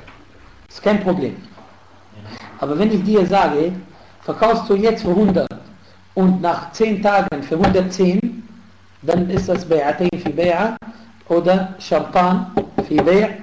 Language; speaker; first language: German; non-native, fluent; Arabic